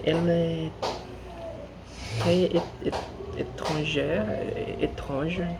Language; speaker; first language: French; non-native, learner; Portuguese